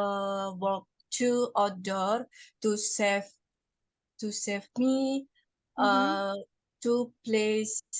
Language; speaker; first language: English; non-native, learner; Indonesian